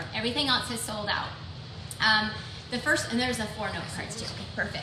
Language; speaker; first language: English; native; English